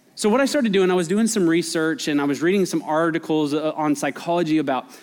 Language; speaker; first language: English; native; English